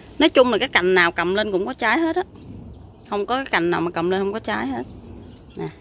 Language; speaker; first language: Vietnamese; early bilingual, heritage; Vietnamese